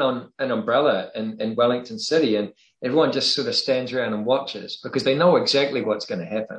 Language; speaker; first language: English; native; English